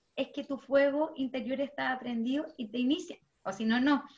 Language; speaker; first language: Spanish; native; Spanish